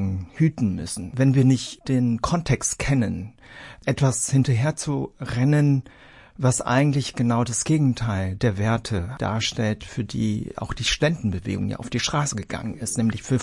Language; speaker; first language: German; early bilingual, other home language; Vietnamese